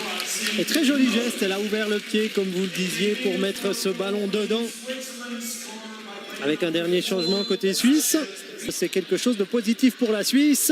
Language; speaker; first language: French; native; French